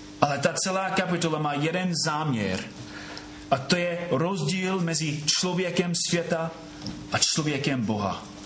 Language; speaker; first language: Czech; non-native, fluent; English